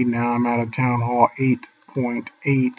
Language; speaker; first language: English; native; English